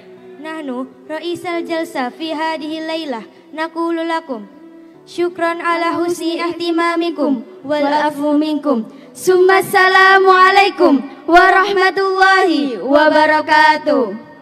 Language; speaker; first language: Arabic; non-native, learner; Indonesian